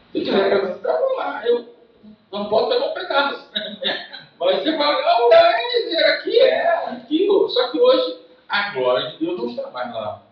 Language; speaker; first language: Portuguese; native; Portuguese